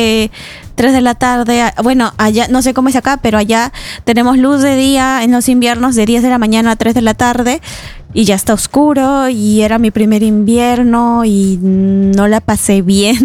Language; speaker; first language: Spanish; native; Spanish